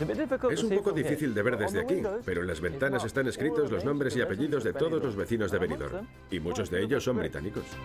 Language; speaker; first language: Spanish; non-native, fluent; English